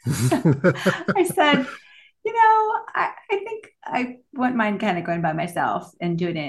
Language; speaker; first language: English; native; English